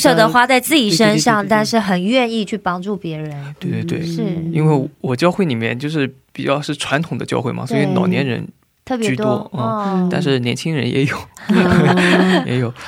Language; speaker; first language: Chinese; native; Chinese